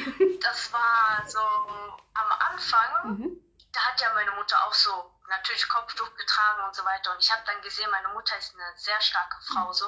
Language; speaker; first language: German; early bilingual, other home language; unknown